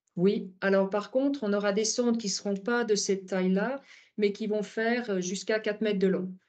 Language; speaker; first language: French; native; French